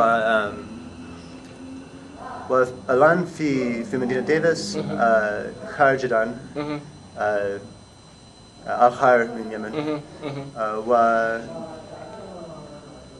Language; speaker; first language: Arabic; non-native, learner; English